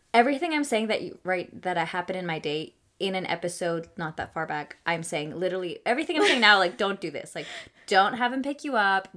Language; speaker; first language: English; early bilingual, other home language; Spanish